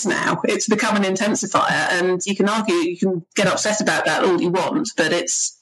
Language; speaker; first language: English; native; English